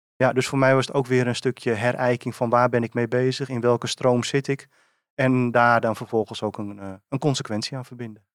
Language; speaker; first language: Dutch; native; Dutch